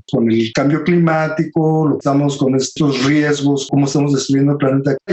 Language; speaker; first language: Spanish; native; Spanish